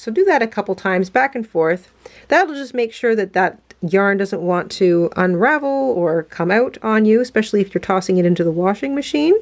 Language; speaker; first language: English; native; English